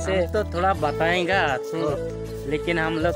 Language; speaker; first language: Hindi; non-native, learner; Bangla